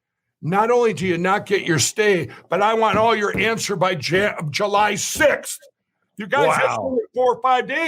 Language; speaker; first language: English; native; English